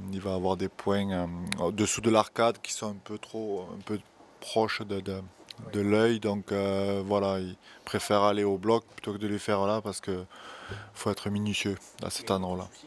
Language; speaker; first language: French; native; French